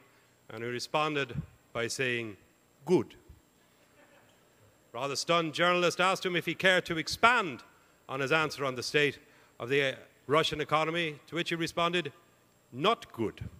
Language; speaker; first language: English; native; English